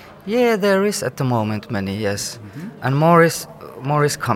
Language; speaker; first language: English; non-native, fluent; Finnish